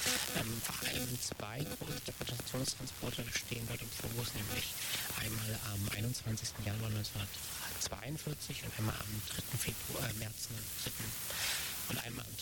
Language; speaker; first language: German; native; German